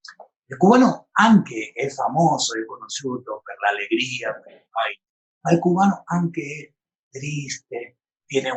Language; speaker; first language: Italian; non-native, learner; Spanish